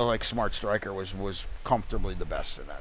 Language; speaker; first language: English; native; English